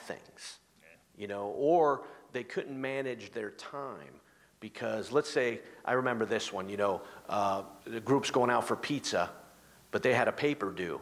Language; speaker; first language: English; native; English